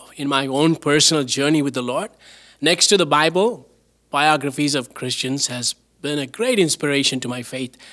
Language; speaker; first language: English; non-native, local second language; Tamil